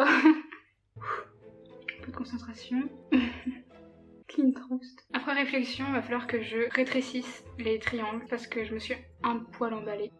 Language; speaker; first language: French; native; French